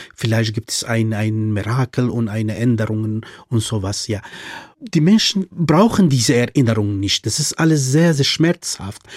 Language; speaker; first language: German; non-native, fluent; Arabic